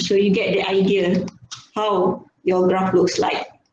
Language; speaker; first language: English; non-native, local second language; Malay